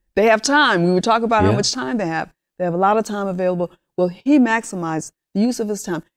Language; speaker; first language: English; early bilingual, other home language; Spanish